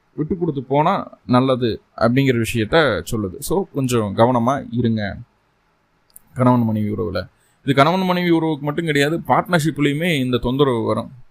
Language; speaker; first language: Tamil; native; Tamil